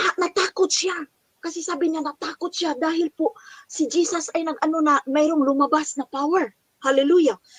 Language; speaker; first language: Filipino; non-native, local second language; Cebuano